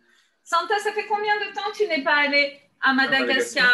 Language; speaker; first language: French; non-native, fluent; Turkish